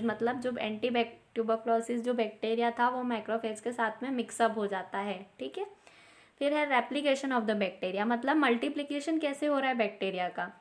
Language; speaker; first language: Hindi; native; Hindi